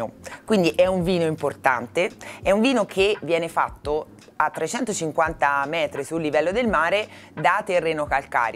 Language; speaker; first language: Italian; native; Italian